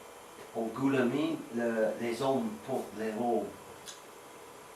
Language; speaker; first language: French; non-native, learner; Swedish